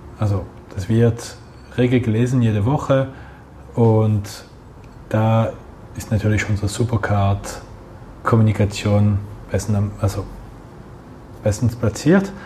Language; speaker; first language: German; non-native, local second language; French